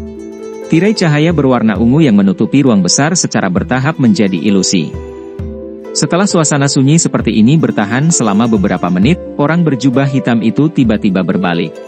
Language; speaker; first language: Indonesian; native; Indonesian